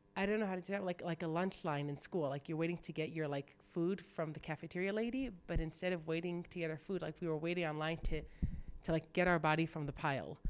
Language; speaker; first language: English; native; English